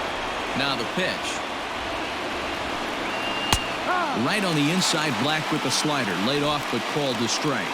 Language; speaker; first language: English; native; English